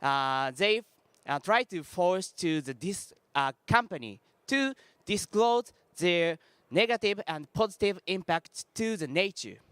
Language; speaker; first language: English; non-native, learner; Japanese